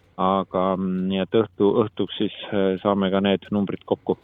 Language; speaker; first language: Estonian; native; Estonian